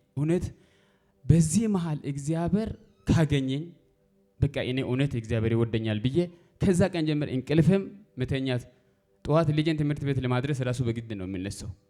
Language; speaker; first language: Amharic; native; Amharic